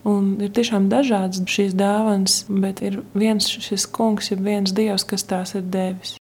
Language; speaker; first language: Latvian; native; Latvian